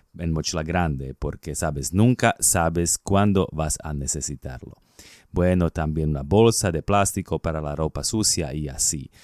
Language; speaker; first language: Spanish; non-native, fluent; Slovak